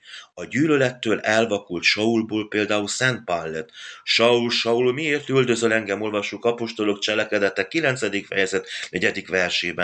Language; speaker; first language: Hungarian; native; Hungarian